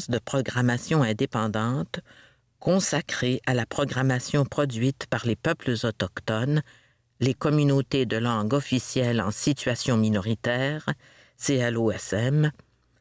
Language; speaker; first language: French; native; French